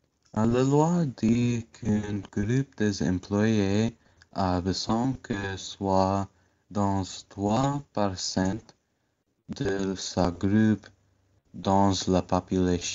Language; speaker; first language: French; non-native, learner; English